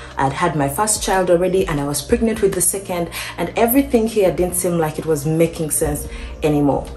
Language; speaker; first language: English; non-native, local second language; Ganda